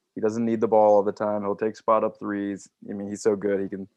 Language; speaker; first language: English; native; English